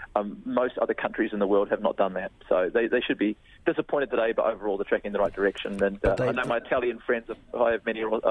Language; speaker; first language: English; native; English